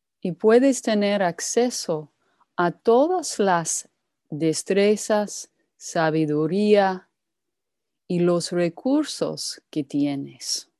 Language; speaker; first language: Spanish; non-native, fluent; English